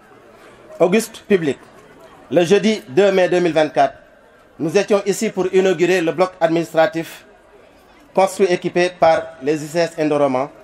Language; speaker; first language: French; non-native, local second language; Wolof